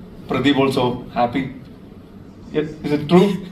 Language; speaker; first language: English; non-native, local second language; Malayalam